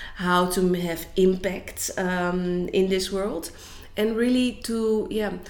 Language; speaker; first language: English; non-native, fluent; Dutch